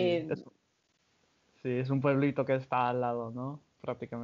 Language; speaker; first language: Spanish; non-native, fluent; English